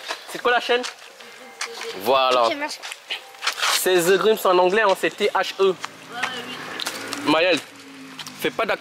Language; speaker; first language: French; native; French